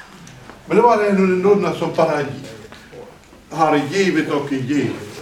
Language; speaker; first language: Swedish; non-native, fluent; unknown